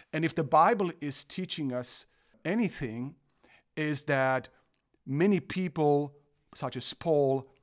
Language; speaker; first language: English; non-native, fluent; Croatian